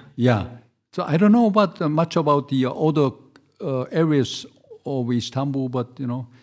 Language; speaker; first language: English; non-native, fluent; Korean